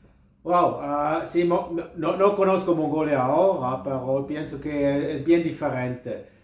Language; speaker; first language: Spanish; non-native, learner; German